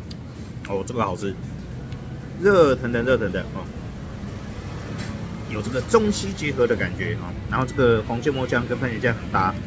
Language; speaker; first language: Chinese; native; Chinese